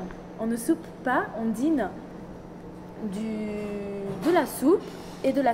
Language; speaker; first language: French; non-native, learner; Spanish